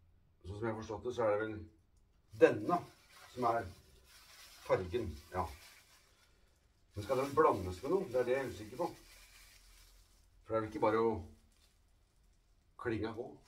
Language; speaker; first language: Norwegian; native; Norwegian